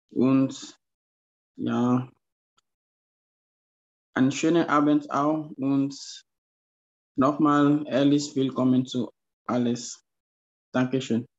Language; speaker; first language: German; non-native, fluent; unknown